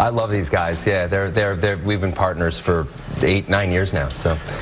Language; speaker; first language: English; native; English